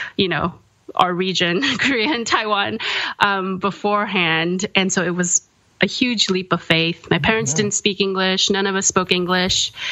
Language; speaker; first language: English; early bilingual, other home language; Korean